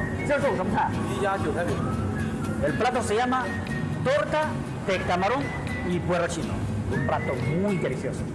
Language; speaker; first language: Spanish; non-native, fluent; Chinese